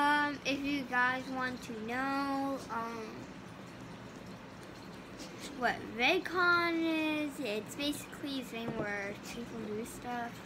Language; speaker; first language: English; native; English